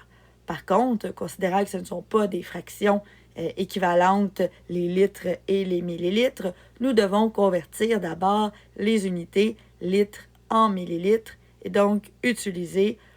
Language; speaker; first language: French; native; French